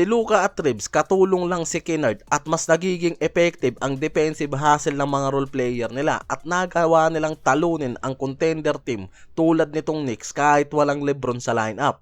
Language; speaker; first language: Filipino; native; Filipino